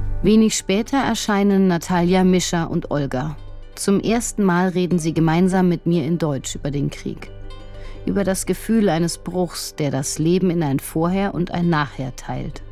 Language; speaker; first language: German; native; German